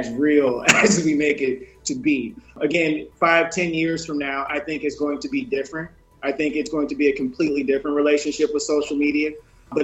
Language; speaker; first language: English; native; English